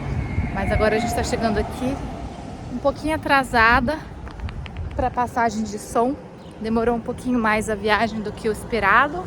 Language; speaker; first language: Portuguese; native; Portuguese